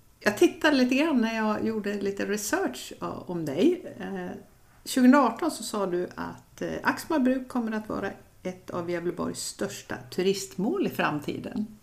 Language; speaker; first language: Swedish; native; Swedish